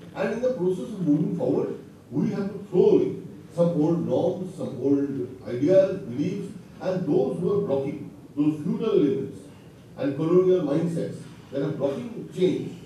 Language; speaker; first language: English; non-native, local second language; Bangla